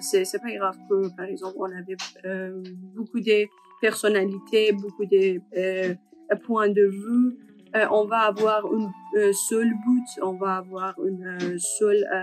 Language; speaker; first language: French; non-native, learner; Persian